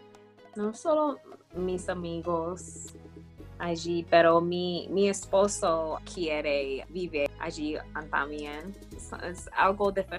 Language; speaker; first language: Spanish; non-native, learner; English